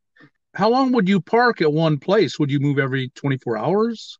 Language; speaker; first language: English; native; English